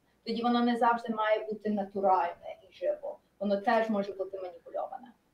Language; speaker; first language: Ukrainian; early bilingual, heritage; Ukrainian